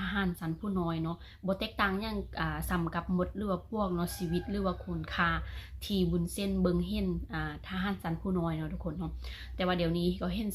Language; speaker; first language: Thai; non-native, local second language; Northeastern Thai